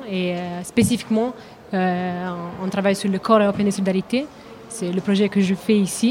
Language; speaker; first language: French; non-native, learner; Italian